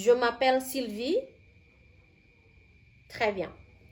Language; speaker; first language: French; non-native, fluent; Indonesian